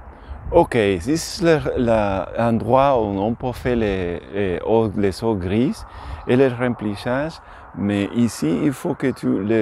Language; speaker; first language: French; non-native, learner; Spanish